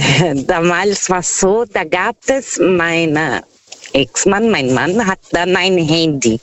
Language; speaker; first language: German; non-native, learner; Portuguese